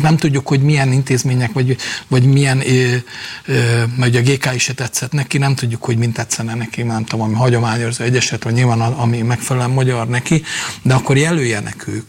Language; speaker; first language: Hungarian; native; Hungarian